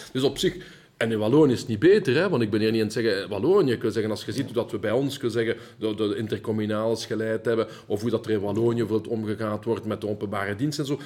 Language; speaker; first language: Dutch; early bilingual, heritage; Dutch